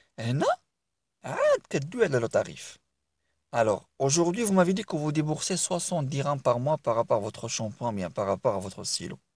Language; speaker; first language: French; non-native, local second language; Arabic